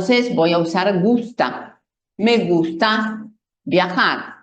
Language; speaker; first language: Spanish; non-native, fluent; Portuguese